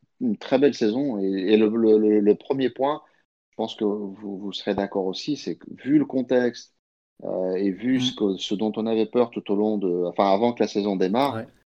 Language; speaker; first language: French; early bilingual, other home language; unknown